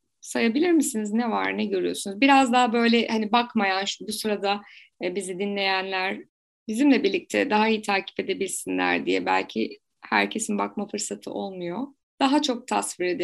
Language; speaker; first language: Turkish; native; Turkish